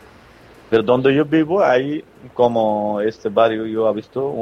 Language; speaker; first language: Spanish; non-native, learner; Bangla